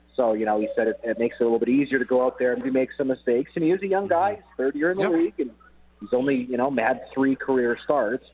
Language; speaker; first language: English; native; English